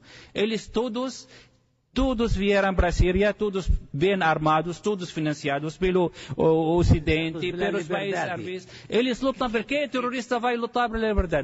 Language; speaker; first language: Portuguese; non-native, fluent; Arabic